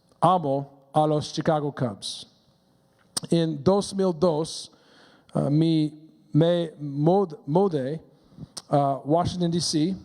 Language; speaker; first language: Spanish; non-native, learner; English